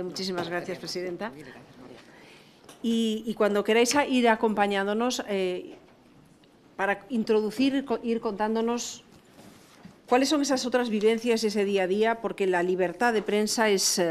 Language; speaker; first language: Spanish; native; Spanish